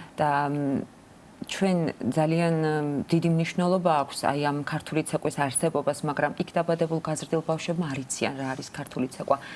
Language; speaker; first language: Georgian; native; Georgian